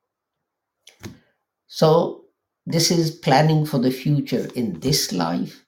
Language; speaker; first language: English; non-native, local second language; Urdu